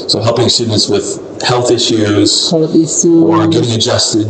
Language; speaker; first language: English; non-native, fluent; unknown